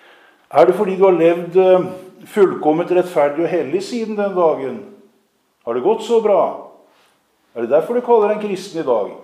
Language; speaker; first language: Norwegian; native; Norwegian